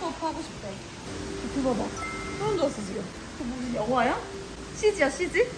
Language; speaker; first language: Korean; native; Korean